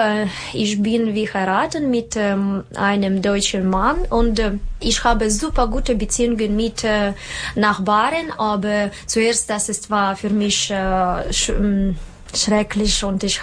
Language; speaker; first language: German; non-native, learner; Russian